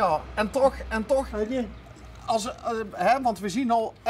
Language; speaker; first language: Dutch; native; Dutch